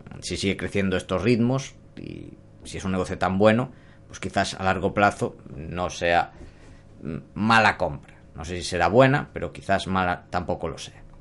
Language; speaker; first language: Spanish; native; Spanish